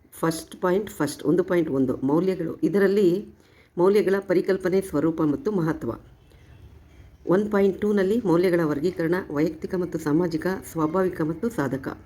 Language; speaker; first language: Kannada; native; Kannada